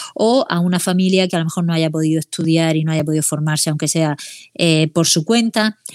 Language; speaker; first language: Spanish; native; Spanish